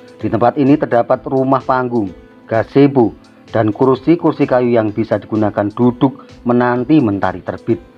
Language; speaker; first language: Indonesian; native; Indonesian